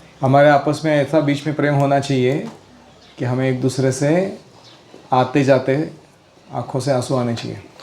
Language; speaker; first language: Hindi; non-native, local second language; Marathi